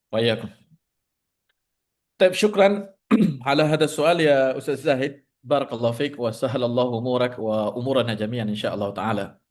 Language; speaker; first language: Arabic; non-native, fluent; Indonesian